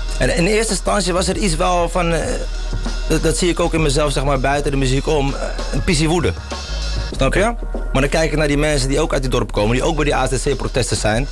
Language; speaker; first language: Dutch; early bilingual, other home language; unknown